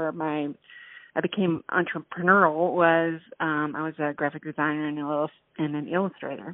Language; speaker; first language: English; native; English